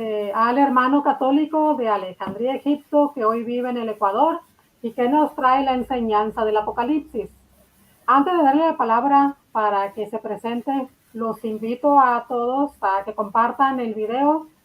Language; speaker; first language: Spanish; native; Spanish